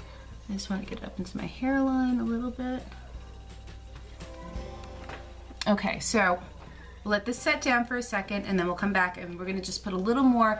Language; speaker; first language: English; native; English